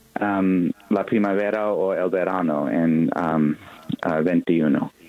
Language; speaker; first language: Spanish; non-native, fluent; English